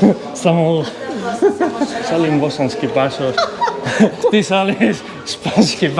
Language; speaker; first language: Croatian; non-native, learner; Spanish